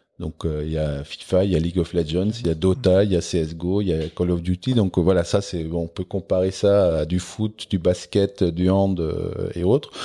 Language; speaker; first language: French; non-native, local second language; Dutch